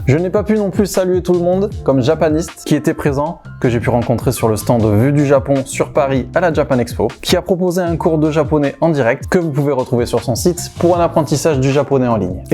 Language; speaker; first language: French; native; French